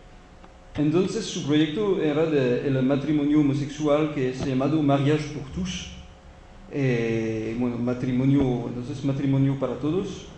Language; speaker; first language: Spanish; non-native, fluent; French